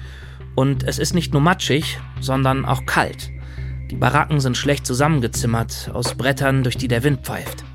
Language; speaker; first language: German; native; German